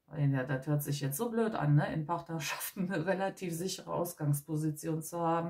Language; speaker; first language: German; native; German